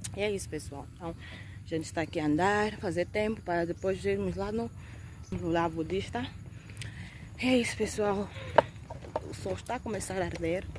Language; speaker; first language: Portuguese; native; Portuguese